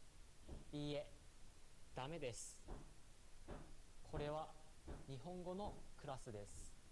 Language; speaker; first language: Japanese; non-native, learner; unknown